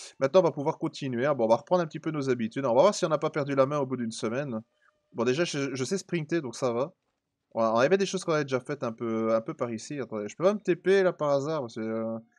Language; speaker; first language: French; native; French